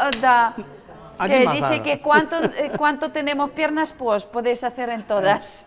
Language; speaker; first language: Spanish; non-native, learner; Russian